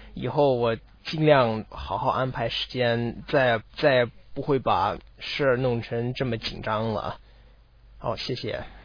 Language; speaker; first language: Chinese; non-native, fluent; English